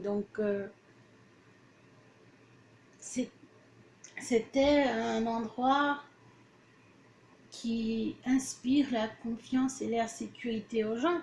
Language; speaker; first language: French; early bilingual, other home language; Portuguese